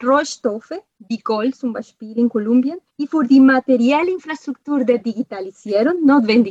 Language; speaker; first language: German; non-native, fluent; Spanish